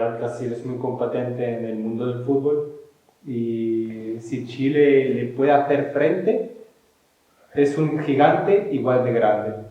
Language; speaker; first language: Spanish; non-native, fluent; Ukrainian